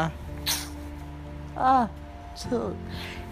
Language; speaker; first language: English; non-native, local second language; Yoruba